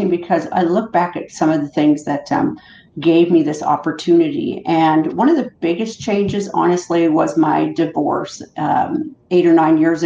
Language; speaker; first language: English; native; English